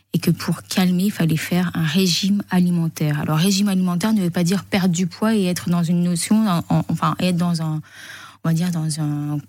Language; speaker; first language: French; native; French